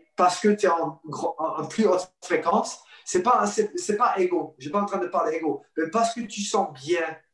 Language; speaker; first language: French; non-native, fluent; English